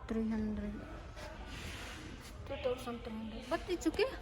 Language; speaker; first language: English; non-native, learner; Filipino